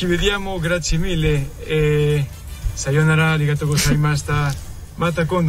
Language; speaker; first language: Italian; non-native, fluent; Spanish